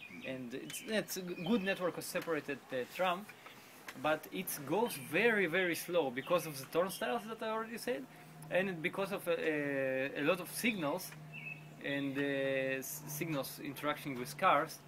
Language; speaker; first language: English; non-native, fluent; Russian